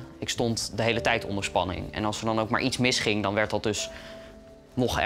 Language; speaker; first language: Dutch; native; Dutch